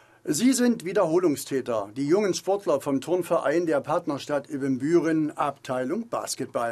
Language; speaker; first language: German; native; German